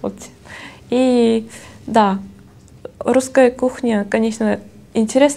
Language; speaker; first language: Russian; non-native, learner; Korean